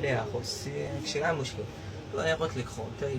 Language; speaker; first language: Arabic; native; Arabic